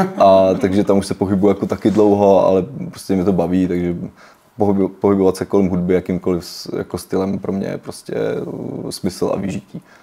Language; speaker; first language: Czech; early bilingual, other home language; Ukrainian